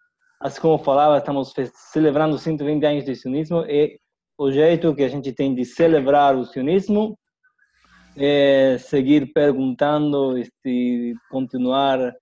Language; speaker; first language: Portuguese; non-native, fluent; Spanish